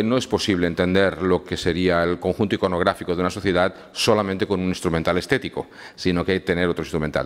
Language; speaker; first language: Spanish; native; Spanish